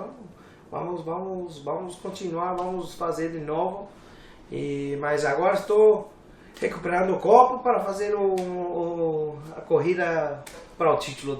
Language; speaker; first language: Portuguese; non-native, learner; English